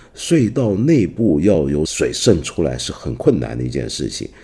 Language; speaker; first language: Chinese; non-native, local second language; Cantonese